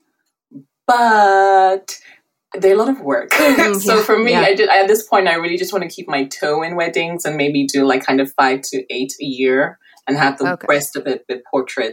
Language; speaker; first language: English; native; English